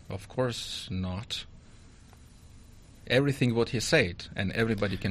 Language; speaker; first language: English; non-native, learner; Russian